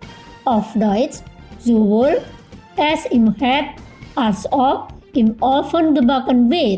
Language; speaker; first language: German; non-native, fluent; Indonesian